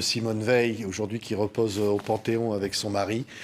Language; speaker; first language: French; native; French